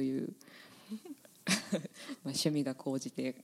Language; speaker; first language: Japanese; native; Japanese